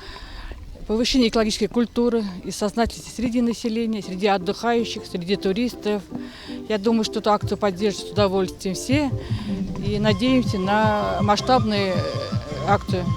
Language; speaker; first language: Russian; native; Russian